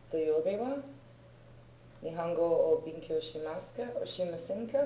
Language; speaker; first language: Japanese; non-native, learner; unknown